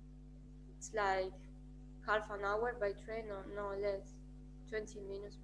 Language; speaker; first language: English; non-native, fluent; Spanish